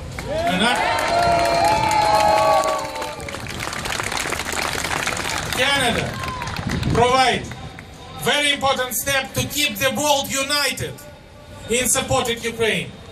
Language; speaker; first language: English; non-native, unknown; Ukrainian